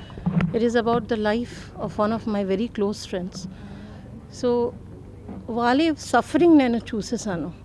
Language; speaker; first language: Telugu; non-native, local second language; Bangla